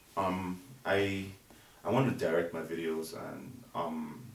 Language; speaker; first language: English; non-native, local second language; Yoruba